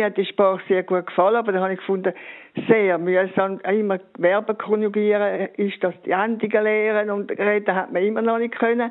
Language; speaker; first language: German; native; German